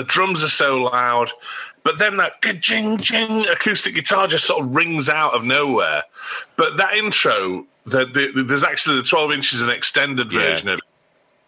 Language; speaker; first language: English; native; English